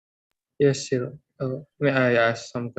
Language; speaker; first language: English; non-native, learner; Indonesian